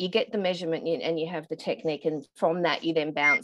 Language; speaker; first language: English; native; English